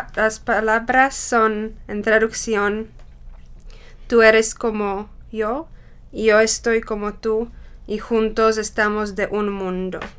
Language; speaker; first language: Spanish; non-native, learner; Czech